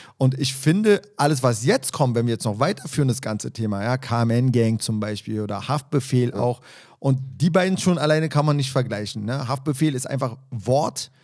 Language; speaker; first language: German; native; German